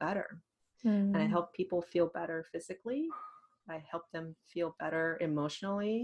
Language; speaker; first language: English; non-native, fluent; Thai